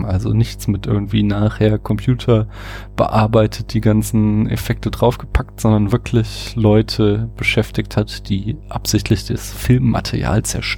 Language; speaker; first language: German; native; German